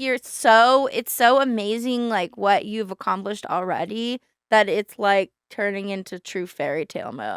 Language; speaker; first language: English; native; English